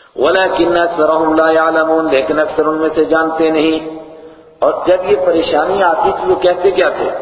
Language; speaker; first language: Urdu; non-native, local second language; Kashmiri